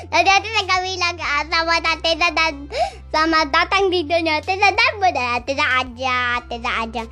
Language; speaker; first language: Indonesian; early bilingual, heritage; Indonesian